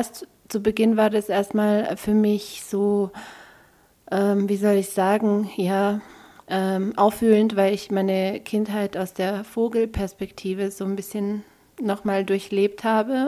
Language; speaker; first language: German; early bilingual, other home language; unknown